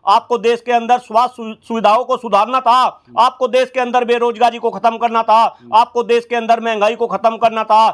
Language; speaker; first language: Hindi; native; Hindi